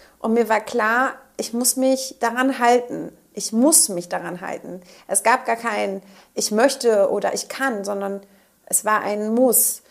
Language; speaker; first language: German; native; German